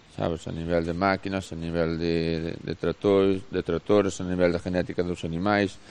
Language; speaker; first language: Galician; native; Galician